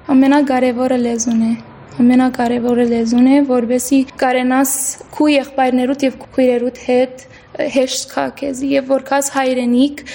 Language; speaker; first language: Armenian; early bilingual, heritage; Armenian